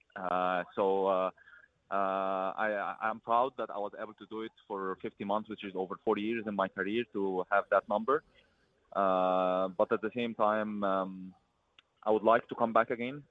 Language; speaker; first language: English; early bilingual, other home language; Arabic